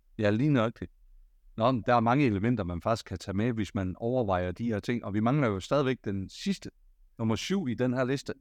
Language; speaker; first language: Danish; native; Danish